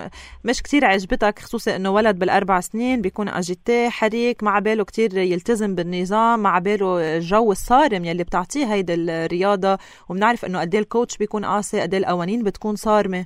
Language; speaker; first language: Arabic; native; Arabic